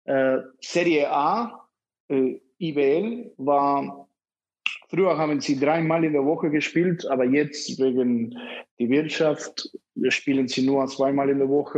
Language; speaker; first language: German; non-native, fluent; Spanish